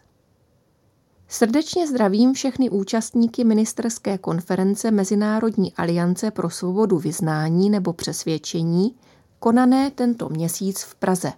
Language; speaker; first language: Czech; native; Czech